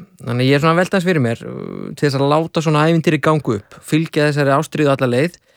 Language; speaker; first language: Icelandic; native; Icelandic